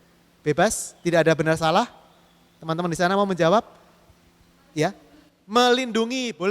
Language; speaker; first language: Indonesian; native; Indonesian